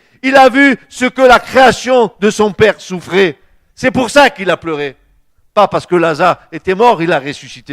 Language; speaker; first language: French; native; French